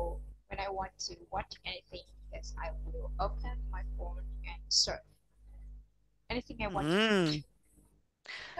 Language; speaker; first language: English; non-native, learner; Vietnamese